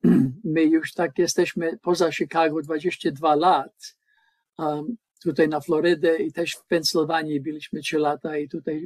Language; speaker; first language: Polish; non-native, learner; English